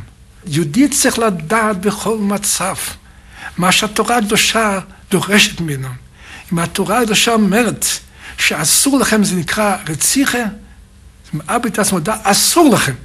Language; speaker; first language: Hebrew; non-native, fluent; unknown